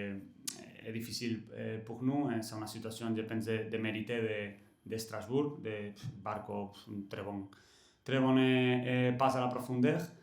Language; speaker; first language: French; non-native, learner; Catalan